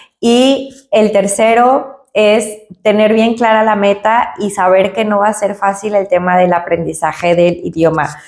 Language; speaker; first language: Spanish; native; Spanish